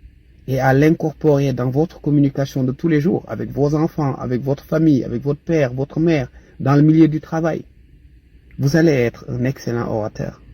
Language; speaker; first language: French; non-native, local second language; Wolof